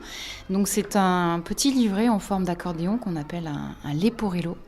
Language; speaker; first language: French; native; French